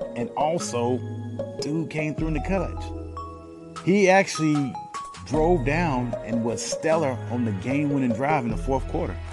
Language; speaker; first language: English; native; English